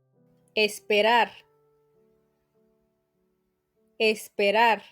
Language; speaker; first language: Spanish; non-native, fluent; English